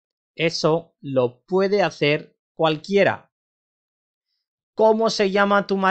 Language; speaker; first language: Spanish; non-native, fluent; Urdu